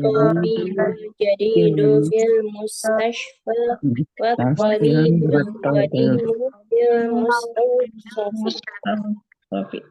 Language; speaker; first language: Arabic; non-native, learner; Indonesian